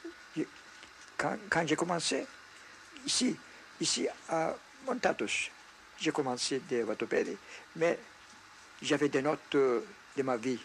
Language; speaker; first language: French; non-native, fluent; Greek